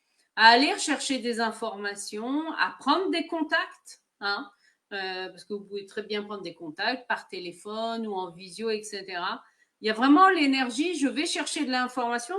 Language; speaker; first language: French; native; French